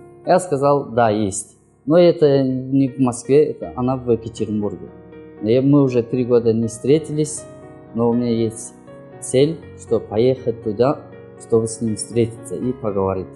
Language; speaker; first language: Russian; non-native, learner; Kyrgyz